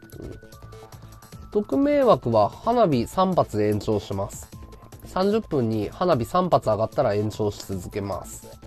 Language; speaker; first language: Japanese; native; Japanese